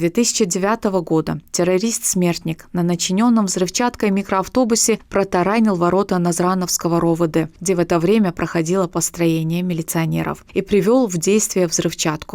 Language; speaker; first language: Russian; native; Russian